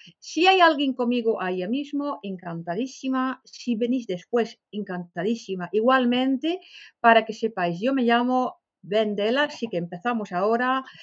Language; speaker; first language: Spanish; non-native, fluent; Dutch